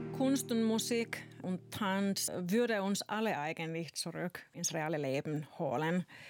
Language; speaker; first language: German; non-native, fluent; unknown